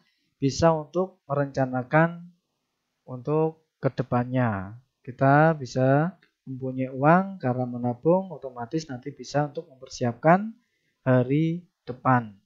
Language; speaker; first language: Indonesian; native; Indonesian